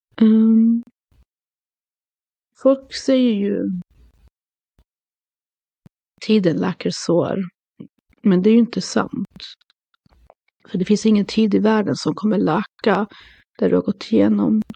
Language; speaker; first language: Swedish; early bilingual, other home language; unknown